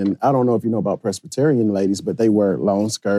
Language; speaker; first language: English; native; English